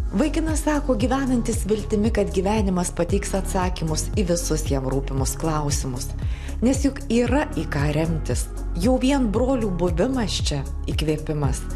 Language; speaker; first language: Lithuanian; native; Lithuanian